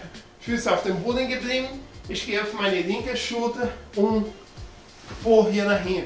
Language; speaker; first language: German; non-native, learner; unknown